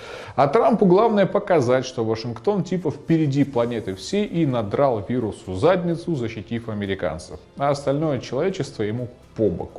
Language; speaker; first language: Russian; native; Russian